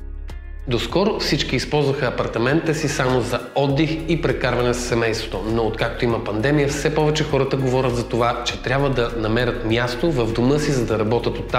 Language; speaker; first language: Bulgarian; native; Bulgarian